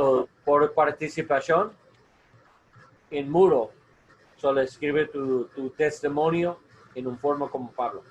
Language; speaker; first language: Spanish; non-native, learner; English